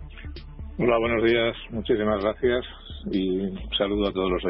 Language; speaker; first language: Spanish; native; Spanish